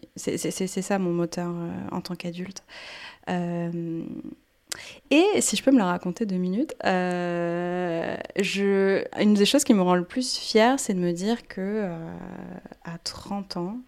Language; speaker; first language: French; native; French